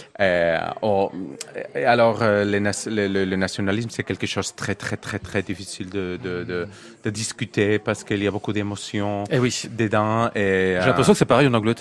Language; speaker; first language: French; native; French